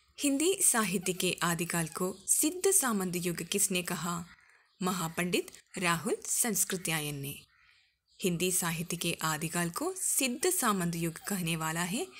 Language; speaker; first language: Hindi; non-native, local second language; Malayalam